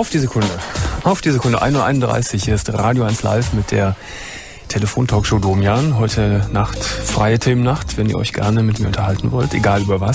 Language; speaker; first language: German; native; German